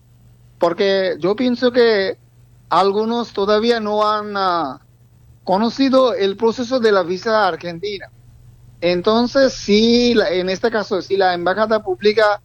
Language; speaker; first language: Spanish; non-native, fluent; Bangla